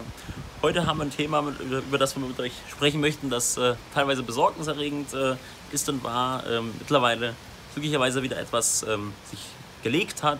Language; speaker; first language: German; native; German